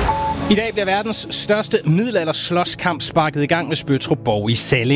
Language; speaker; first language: Danish; native; Danish